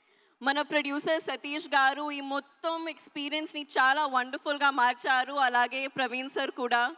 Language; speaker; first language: Telugu; non-native, learner; Hindi